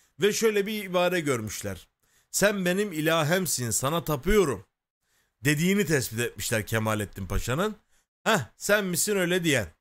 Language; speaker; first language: Turkish; native; Turkish